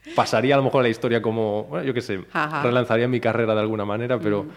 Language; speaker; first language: Spanish; native; Spanish